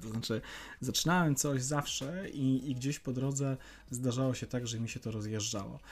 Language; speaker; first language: Polish; native; Polish